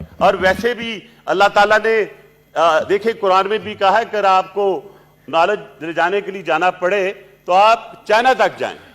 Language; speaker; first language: Urdu; non-native, local second language; Punjabi